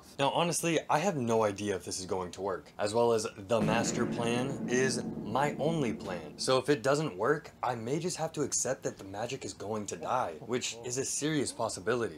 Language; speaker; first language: English; native; English